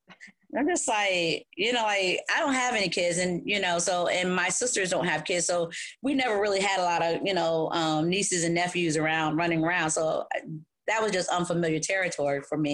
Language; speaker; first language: English; native; English